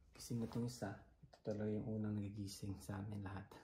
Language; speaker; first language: Filipino; non-native, local second language; Cebuano